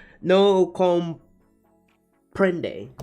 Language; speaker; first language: Spanish; non-native, learner; English